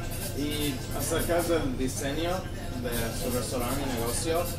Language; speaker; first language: Spanish; early bilingual, other home language; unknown